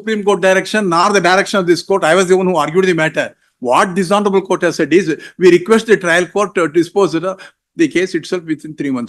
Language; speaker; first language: English; non-native, local second language; Kannada